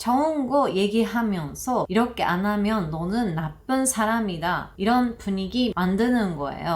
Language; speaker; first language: Korean; non-native, learner; Japanese